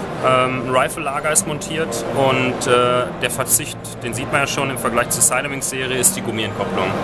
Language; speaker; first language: German; native; German